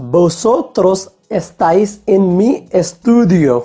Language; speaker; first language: Spanish; non-native, fluent; Hindi